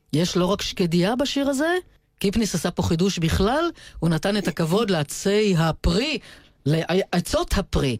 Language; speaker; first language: Hebrew; native; Hebrew